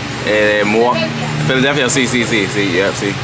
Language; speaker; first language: Spanish; non-native, learner; English